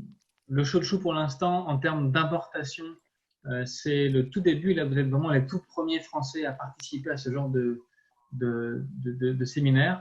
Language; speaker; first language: French; native; French